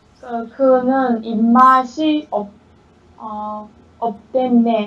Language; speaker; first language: Korean; non-native, learner; Chinese